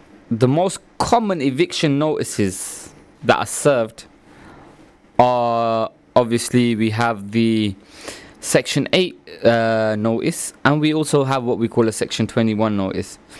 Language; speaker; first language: English; early bilingual, other home language; Punjabi